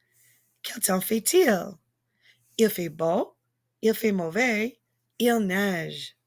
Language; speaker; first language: French; non-native, fluent; English